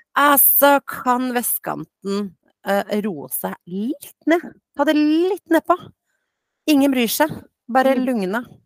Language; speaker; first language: Norwegian; early bilingual, other home language; Bosnian